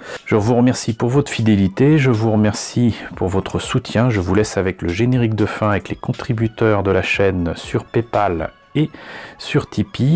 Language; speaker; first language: French; native; French